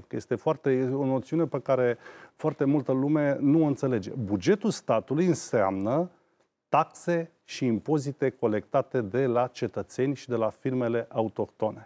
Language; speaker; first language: Romanian; native; Romanian